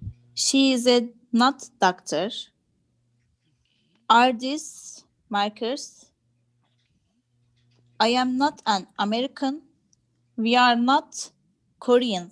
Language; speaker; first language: English; non-native, learner; Turkish